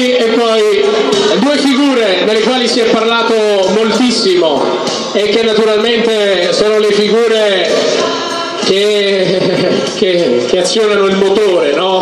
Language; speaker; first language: Italian; native; Italian